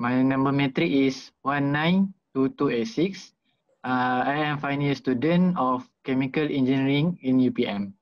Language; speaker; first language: English; non-native, local second language; Malay